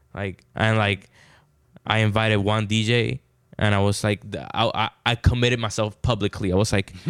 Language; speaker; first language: English; non-native, fluent; Spanish